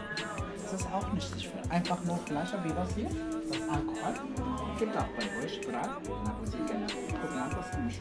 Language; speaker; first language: German; non-native, learner; Arabic